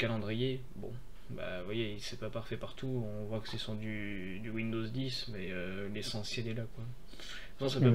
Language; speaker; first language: French; native; French